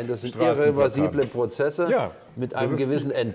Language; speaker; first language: German; native; German